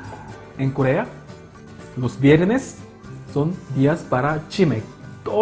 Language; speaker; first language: Spanish; non-native, local second language; Korean